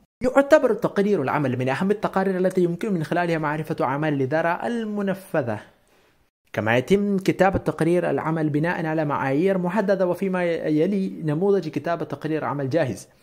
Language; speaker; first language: Arabic; non-native, fluent; Malayalam